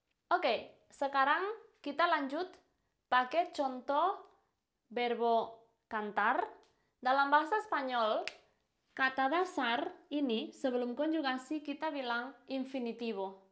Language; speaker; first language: Indonesian; non-native, fluent; Spanish